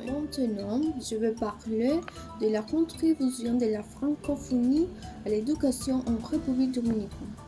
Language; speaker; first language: French; non-native, learner; Spanish